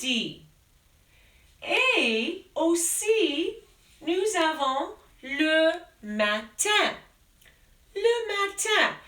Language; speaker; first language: French; non-native, fluent; English